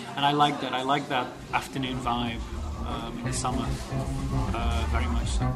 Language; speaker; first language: English; native; English